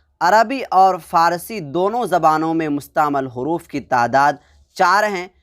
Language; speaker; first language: Hindi; native; Hindi